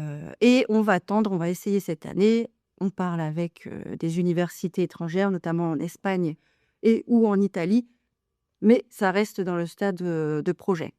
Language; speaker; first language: French; native; French